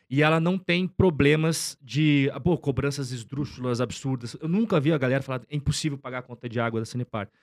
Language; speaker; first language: Portuguese; native; Portuguese